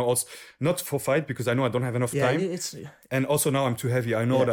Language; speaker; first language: English; non-native, fluent; French